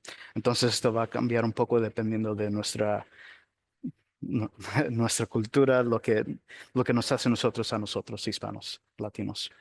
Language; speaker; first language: Spanish; early bilingual, heritage; Spanish